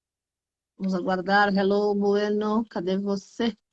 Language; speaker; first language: Portuguese; native; Portuguese